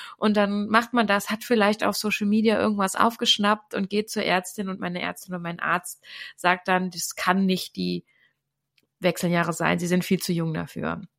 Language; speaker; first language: German; native; German